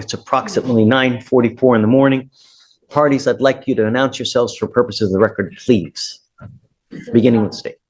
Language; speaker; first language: English; native; English